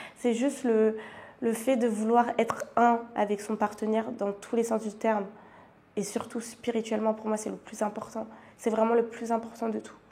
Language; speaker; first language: French; native; French